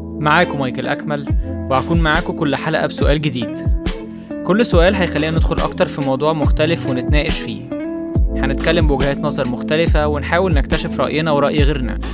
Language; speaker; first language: Arabic; native; Arabic